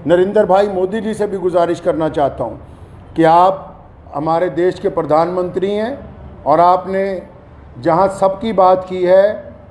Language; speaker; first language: Hindi; native; Hindi